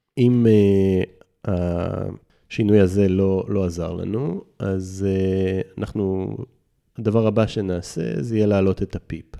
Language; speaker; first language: Hebrew; native; Hebrew